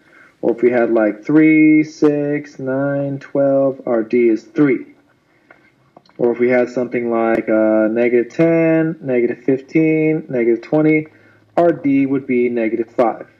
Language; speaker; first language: English; native; English